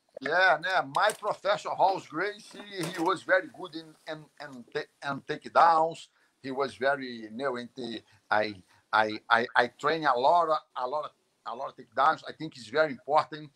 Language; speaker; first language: English; non-native, learner; Portuguese